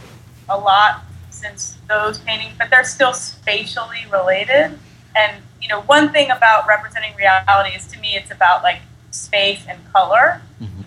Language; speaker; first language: English; native; English